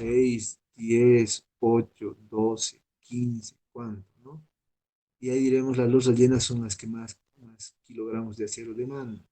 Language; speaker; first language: Spanish; native; Spanish